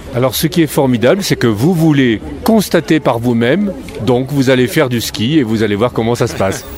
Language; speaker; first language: French; native; French